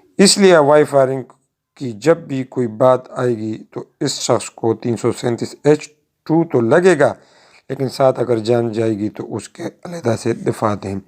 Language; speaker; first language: Urdu; non-native, local second language; Pashto